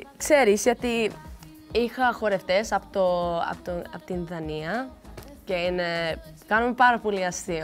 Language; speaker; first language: Greek; early bilingual, heritage; Greek